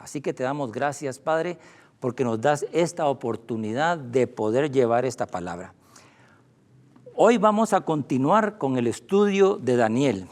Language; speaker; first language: Spanish; native; Spanish